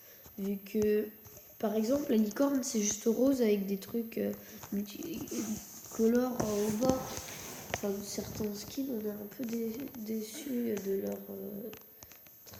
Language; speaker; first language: French; native; French